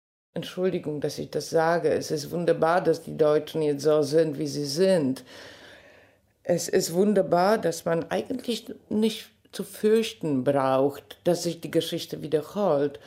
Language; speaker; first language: German; non-native, fluent; Polish